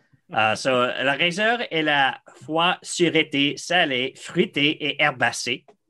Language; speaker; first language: French; non-native, learner; English